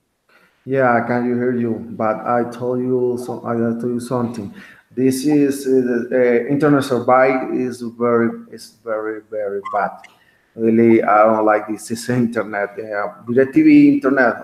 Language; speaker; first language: English; non-native, learner; Spanish